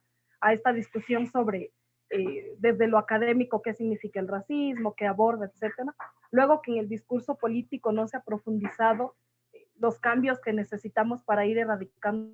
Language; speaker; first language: Spanish; native; Spanish